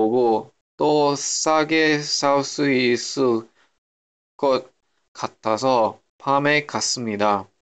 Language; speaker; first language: Korean; non-native, learner; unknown